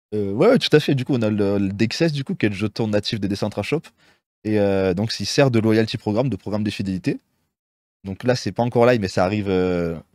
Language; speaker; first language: French; native; French